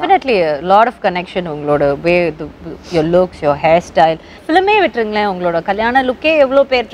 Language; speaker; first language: Tamil; native; Tamil